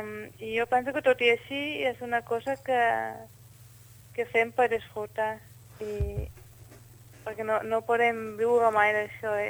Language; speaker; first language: Catalan; non-native, fluent; Dutch